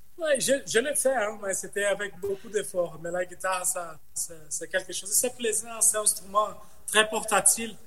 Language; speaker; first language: French; non-native, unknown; Portuguese